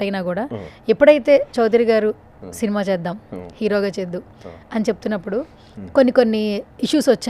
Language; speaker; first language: Telugu; native; Telugu